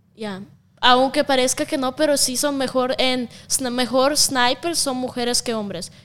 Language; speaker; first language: Spanish; non-native, fluent; Russian